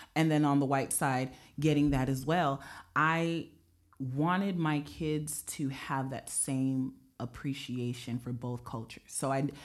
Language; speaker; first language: English; native; English